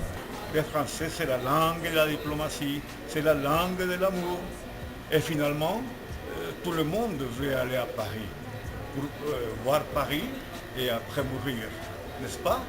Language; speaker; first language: French; non-native, learner; Spanish